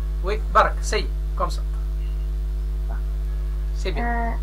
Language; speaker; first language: French; non-native, local second language; Arabic